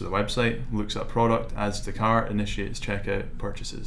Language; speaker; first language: English; native; English